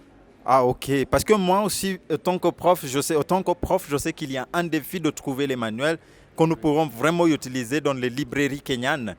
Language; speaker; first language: French; non-native, fluent; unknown